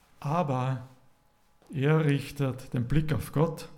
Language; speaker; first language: German; native; German